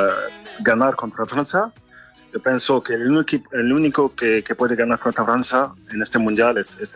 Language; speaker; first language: Spanish; non-native, fluent; French